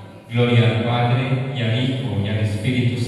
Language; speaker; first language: Spanish; native; Spanish